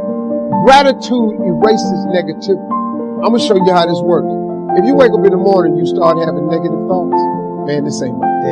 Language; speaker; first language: English; native; English